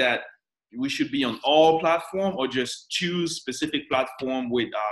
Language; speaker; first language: English; non-native, fluent; French